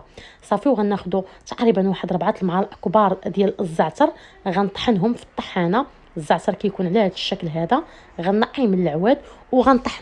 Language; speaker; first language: Arabic; native; Arabic